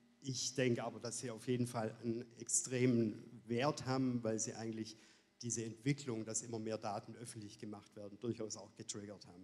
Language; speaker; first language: German; native; German